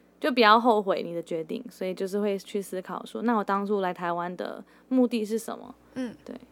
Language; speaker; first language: Chinese; early bilingual, heritage; Chinese